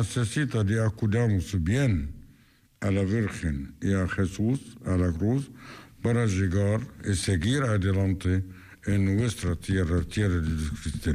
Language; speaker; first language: Spanish; non-native, fluent; Arabic